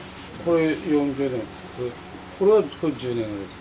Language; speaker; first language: Japanese; native; Japanese